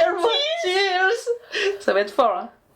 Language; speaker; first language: French; non-native, learner; Indonesian